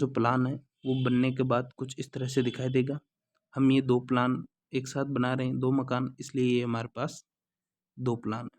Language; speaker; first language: Hindi; native; Hindi